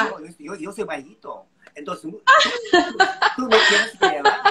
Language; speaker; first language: Spanish; non-native, fluent; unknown